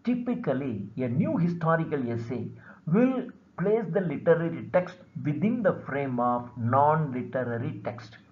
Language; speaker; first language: English; non-native, local second language; Tamil